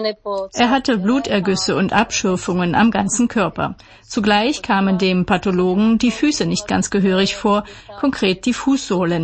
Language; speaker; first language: German; native; German